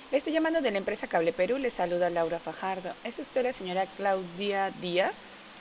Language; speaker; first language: Spanish; native; Spanish